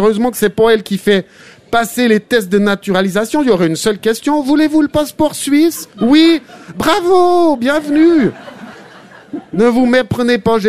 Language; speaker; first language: French; native; French